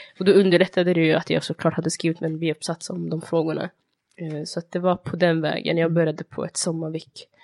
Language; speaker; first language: Swedish; early bilingual, other home language; Somali